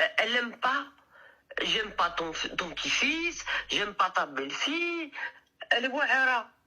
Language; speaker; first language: French; early bilingual, other home language; Arabic